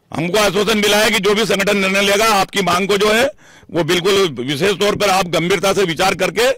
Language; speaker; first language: Hindi; native; Hindi